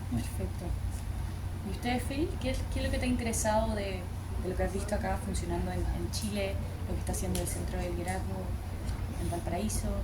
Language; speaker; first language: Spanish; native; Spanish